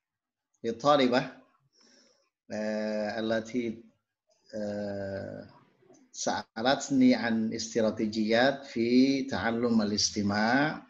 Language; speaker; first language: Arabic; non-native, fluent; Indonesian